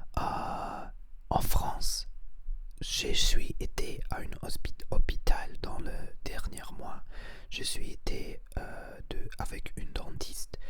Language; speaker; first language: French; non-native, learner; Spanish